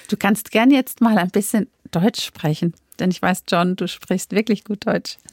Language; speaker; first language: German; native; German